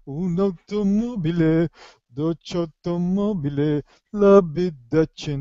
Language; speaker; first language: Spanish; native; Spanish